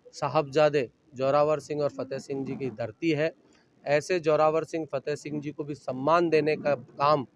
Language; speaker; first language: Hindi; native; Hindi